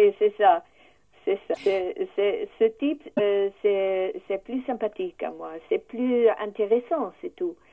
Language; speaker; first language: French; non-native, learner; English